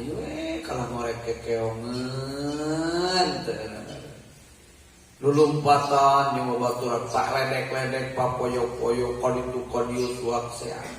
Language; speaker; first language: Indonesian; non-native, local second language; Sundanese